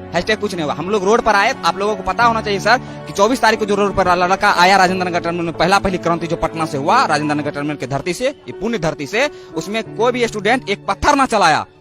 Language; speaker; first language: Hindi; native; Hindi